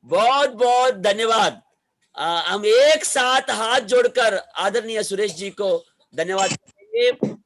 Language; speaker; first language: Hindi; non-native, local second language; Telugu